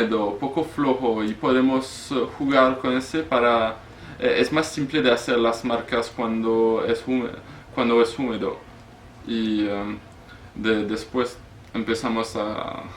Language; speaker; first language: Spanish; non-native, learner; French